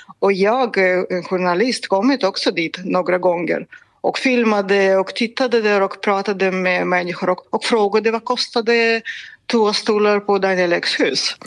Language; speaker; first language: Swedish; non-native, fluent; Russian